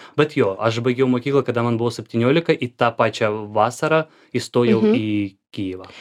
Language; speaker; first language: Lithuanian; non-native, fluent; Ukrainian